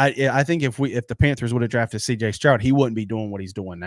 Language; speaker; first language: English; native; English